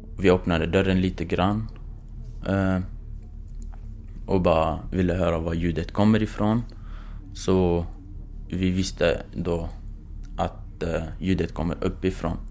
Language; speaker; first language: Swedish; non-native, fluent; Kurdish